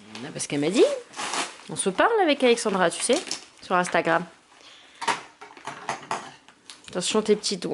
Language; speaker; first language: French; native; French